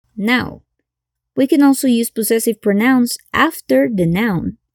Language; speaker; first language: English; non-native, fluent; Spanish